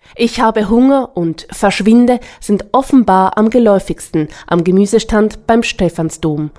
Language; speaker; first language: German; native; German